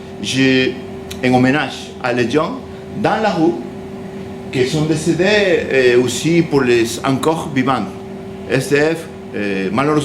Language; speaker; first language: French; non-native, learner; Spanish